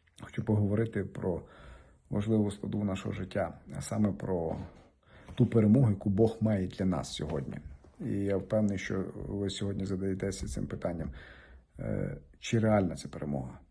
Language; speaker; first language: Ukrainian; native; Ukrainian